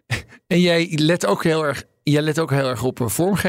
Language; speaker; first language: Dutch; native; Dutch